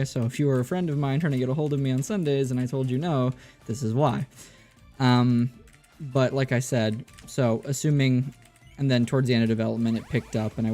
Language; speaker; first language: English; native; English